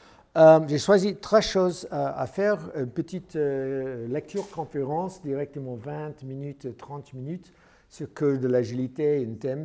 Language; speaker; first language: French; non-native, learner; English